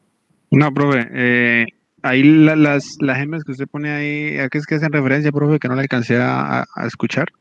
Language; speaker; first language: Spanish; native; Spanish